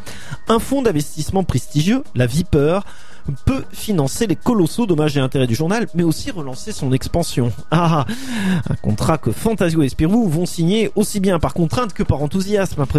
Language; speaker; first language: French; native; French